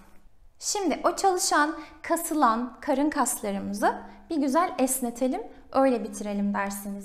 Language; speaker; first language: Turkish; native; Turkish